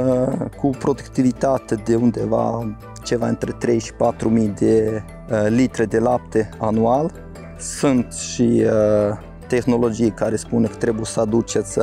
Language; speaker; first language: Romanian; non-native, fluent; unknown